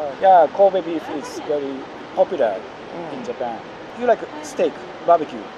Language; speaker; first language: English; non-native, fluent; Japanese